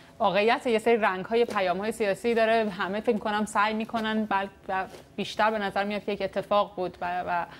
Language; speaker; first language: Persian; native; Persian